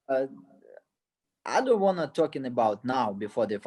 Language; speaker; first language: English; non-native, learner; Russian